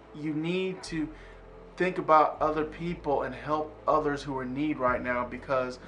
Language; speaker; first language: English; native; English